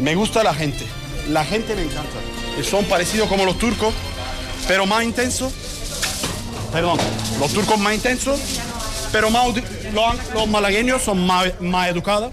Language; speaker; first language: Spanish; non-native, learner; Turkish